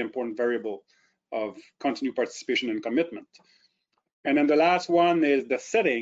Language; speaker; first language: English; non-native, fluent; French